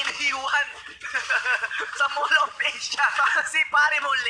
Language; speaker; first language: Filipino; native; Filipino